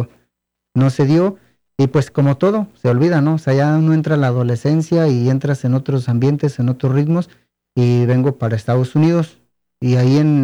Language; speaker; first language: Spanish; native; Spanish